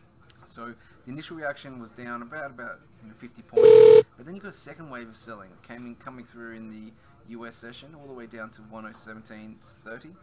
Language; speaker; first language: English; native; English